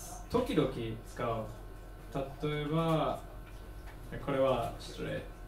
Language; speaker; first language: Japanese; non-native, learner; English